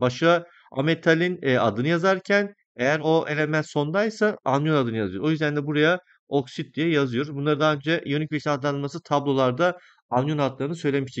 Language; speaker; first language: Turkish; native; Turkish